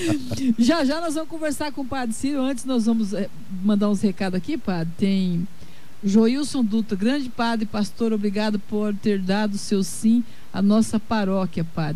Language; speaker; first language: Portuguese; native; Portuguese